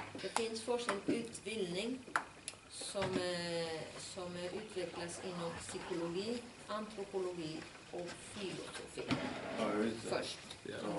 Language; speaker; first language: Swedish; non-native, fluent; Spanish